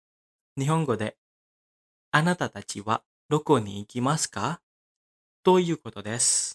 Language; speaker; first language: Japanese; non-native, fluent; Indonesian